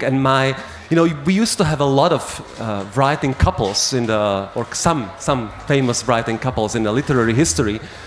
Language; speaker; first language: English; non-native, fluent; Slovak